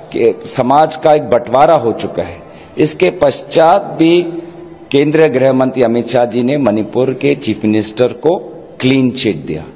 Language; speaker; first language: Hindi; non-native, local second language; Assamese